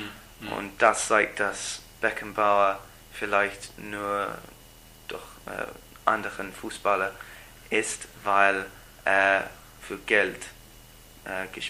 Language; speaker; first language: German; non-native, learner; English